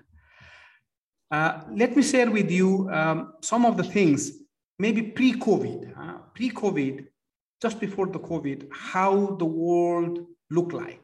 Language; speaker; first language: English; non-native, local second language; Nepali